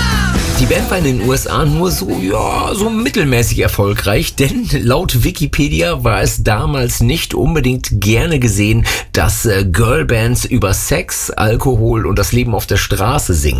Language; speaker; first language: German; native; German